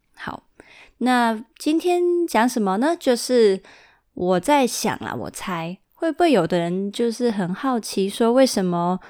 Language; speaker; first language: Chinese; early bilingual, heritage; Chinese